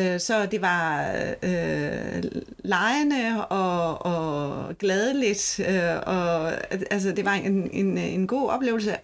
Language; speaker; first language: Danish; non-native, fluent; Italian